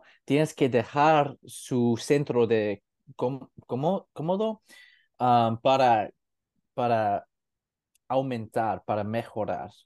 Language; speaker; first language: Spanish; non-native, learner; English